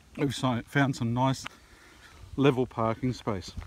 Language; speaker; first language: English; native; English